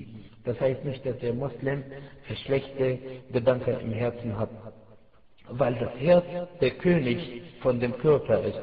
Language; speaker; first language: German; non-native, fluent; Arabic